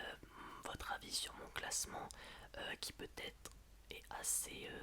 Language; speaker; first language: French; native; French